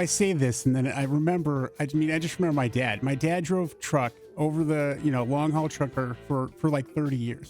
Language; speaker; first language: English; native; English